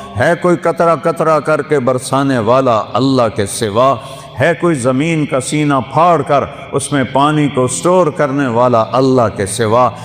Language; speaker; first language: Urdu; non-native, local second language; Saraiki